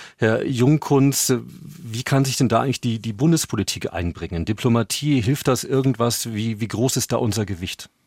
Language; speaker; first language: German; native; German